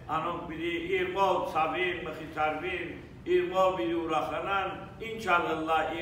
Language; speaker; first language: Armenian; early bilingual, heritage; Armenian